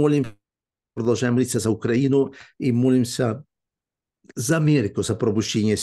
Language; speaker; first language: Russian; early bilingual, heritage; English